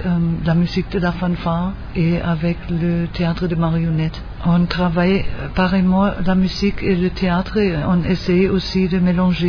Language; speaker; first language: French; non-native, fluent; German